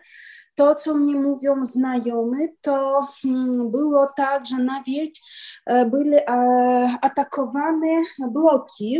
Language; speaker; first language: Polish; non-native, learner; Ukrainian